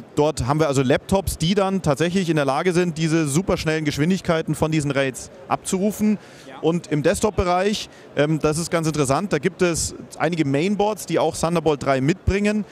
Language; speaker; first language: German; native; German